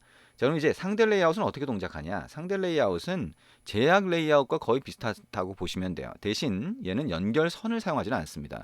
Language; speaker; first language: Korean; native; Korean